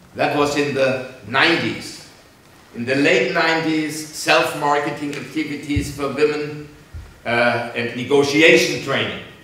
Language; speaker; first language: English; non-native, fluent; German